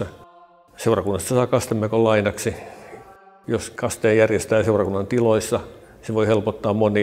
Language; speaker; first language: Finnish; native; Finnish